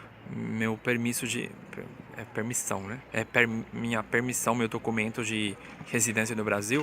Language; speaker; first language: Portuguese; non-native, fluent; Spanish